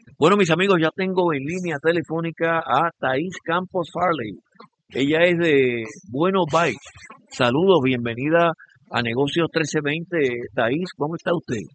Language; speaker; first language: Spanish; native; Spanish